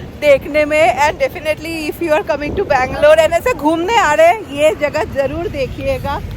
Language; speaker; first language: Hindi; non-native, local second language; Bangla